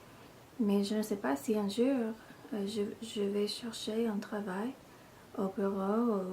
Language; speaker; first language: French; non-native, fluent; English